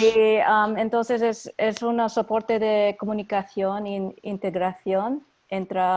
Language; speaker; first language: Spanish; non-native, learner; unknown